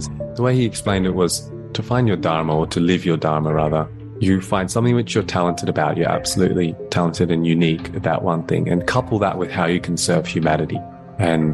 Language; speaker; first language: English; native; English